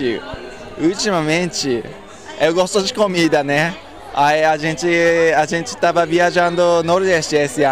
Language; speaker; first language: Portuguese; non-native, learner; Japanese